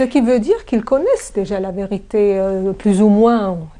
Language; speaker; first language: French; non-native, fluent; Arabic